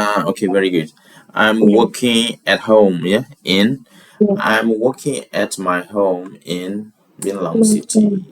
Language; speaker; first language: English; non-native, fluent; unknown